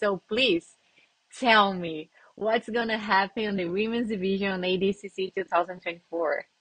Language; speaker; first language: English; non-native, fluent; Portuguese